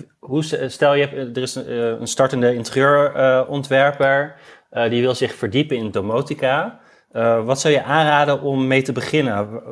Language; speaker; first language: Dutch; native; Dutch